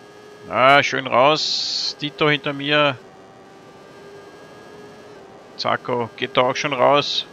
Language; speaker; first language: German; native; German